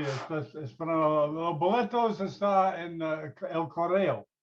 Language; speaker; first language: Spanish; non-native, learner; English